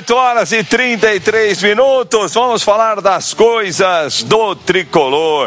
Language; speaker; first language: Portuguese; native; Portuguese